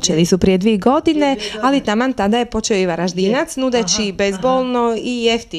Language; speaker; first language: Croatian; native; Croatian